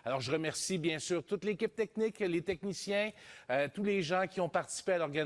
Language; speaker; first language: French; native; French